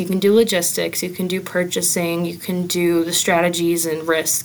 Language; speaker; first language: English; native; English